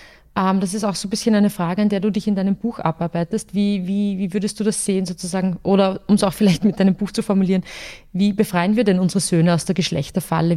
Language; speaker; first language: German; native; German